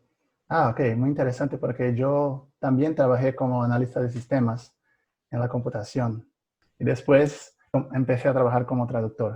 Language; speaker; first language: Spanish; non-native, fluent; Portuguese